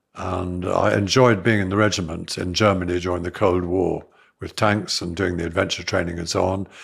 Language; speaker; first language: English; native; English